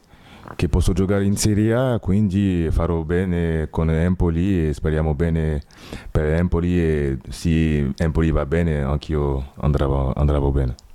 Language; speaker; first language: Italian; non-native, learner; French